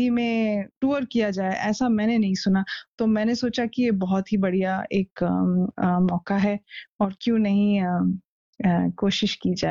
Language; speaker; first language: Hindi; non-native, local second language; Punjabi